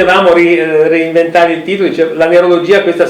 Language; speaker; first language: Italian; native; Italian